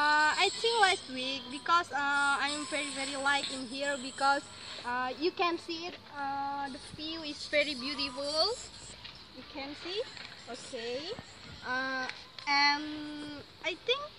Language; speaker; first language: English; non-native, learner; Indonesian